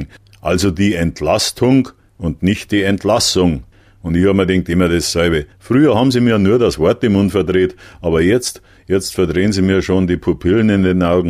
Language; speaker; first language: German; native; German